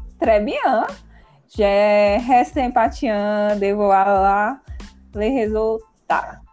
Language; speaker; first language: French; non-native, learner; Portuguese